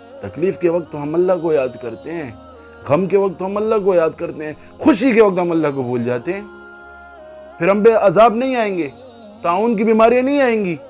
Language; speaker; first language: Urdu; non-native, local second language; Pashto